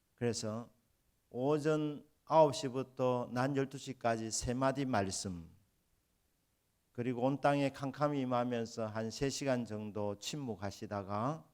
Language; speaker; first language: Korean; native; Korean